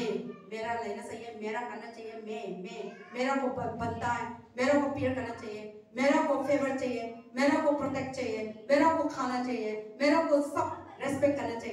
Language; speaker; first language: Hindi; non-native, local second language; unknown